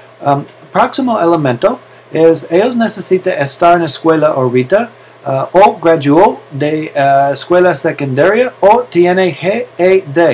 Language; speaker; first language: Spanish; non-native, learner; English